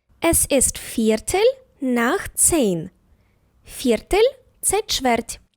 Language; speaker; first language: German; non-native, fluent; Ukrainian